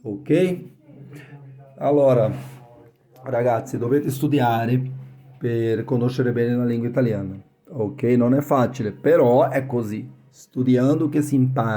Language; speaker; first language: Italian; non-native, fluent; Portuguese